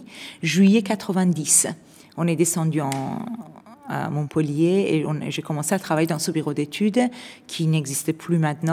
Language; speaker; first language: French; non-native, fluent; Persian